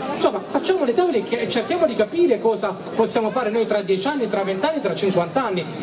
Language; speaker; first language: Italian; native; Italian